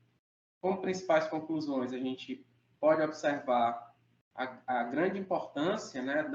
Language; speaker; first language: Portuguese; native; Portuguese